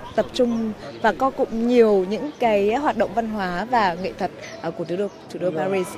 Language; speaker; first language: Vietnamese; native; Vietnamese